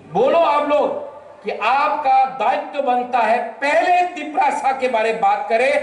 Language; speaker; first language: Hindi; non-native, local second language; Bangla